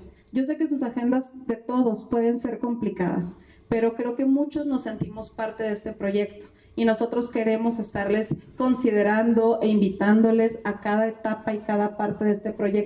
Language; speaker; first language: Spanish; native; Spanish